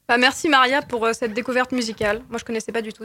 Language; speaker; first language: French; native; French